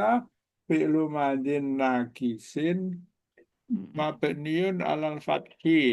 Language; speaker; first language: Arabic; non-native, fluent; Indonesian